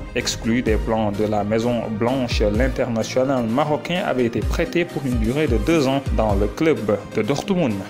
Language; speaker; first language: French; non-native, local second language; Wolof